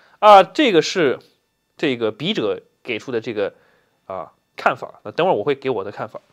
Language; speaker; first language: Chinese; native; Chinese